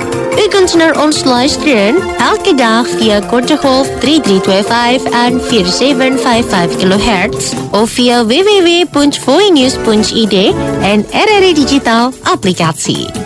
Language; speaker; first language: Dutch; non-native, fluent; Indonesian